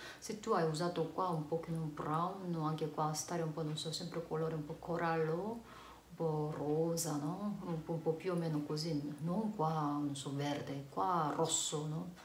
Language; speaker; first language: Italian; non-native, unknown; Korean